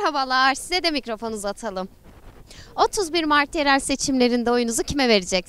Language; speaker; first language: Turkish; native; Turkish